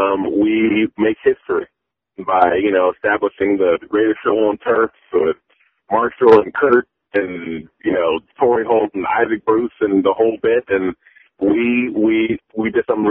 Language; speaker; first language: English; native; English